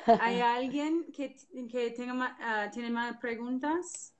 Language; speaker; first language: Spanish; non-native, fluent; English